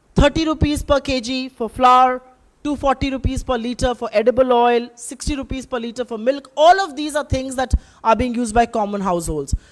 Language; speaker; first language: English; non-native, local second language; Hindi